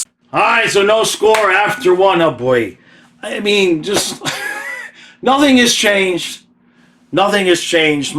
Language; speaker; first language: English; native; English